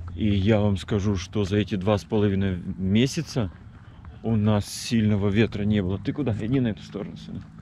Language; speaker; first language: Russian; native; Russian